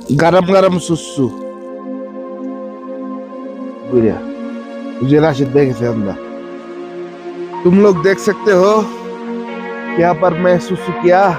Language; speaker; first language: Hindi; non-native, learner; Bangla